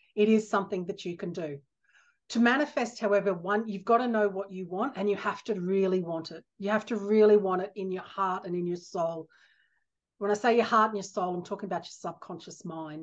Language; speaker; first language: English; native; English